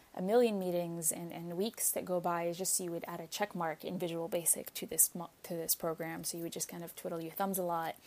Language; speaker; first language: English; non-native, fluent; Arabic